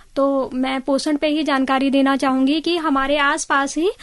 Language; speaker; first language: Hindi; native; Hindi